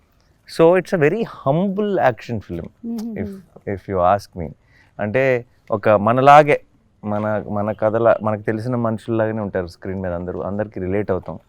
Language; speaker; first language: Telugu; native; Telugu